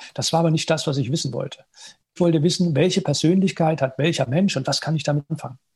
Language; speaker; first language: German; native; German